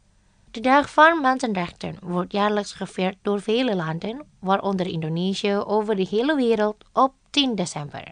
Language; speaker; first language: Dutch; non-native, fluent; Indonesian